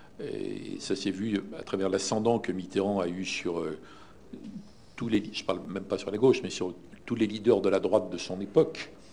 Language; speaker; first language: French; native; French